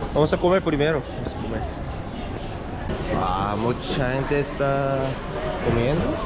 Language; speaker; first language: Spanish; non-native, learner; Korean